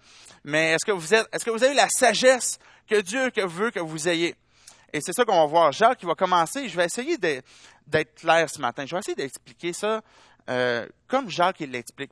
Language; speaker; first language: French; native; French